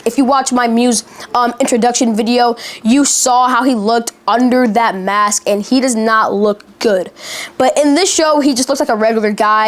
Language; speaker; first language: English; native; English